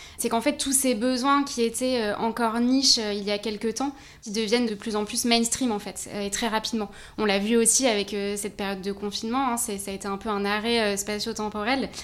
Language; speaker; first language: French; native; French